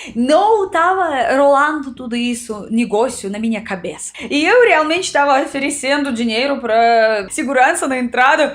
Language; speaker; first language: Portuguese; non-native, fluent; Russian